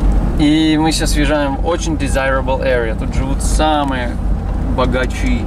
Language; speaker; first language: Russian; native; Russian